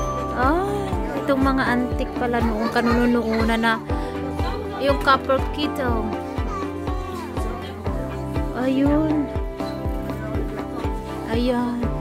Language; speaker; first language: Filipino; native; Filipino